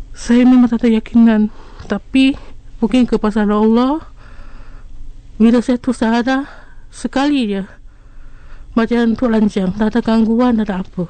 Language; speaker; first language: Malay; non-native, local second language; Chinese